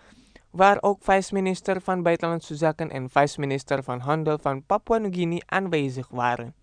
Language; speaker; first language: Dutch; non-native, fluent; Indonesian